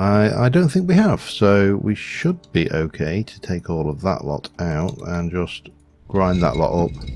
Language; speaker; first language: English; native; English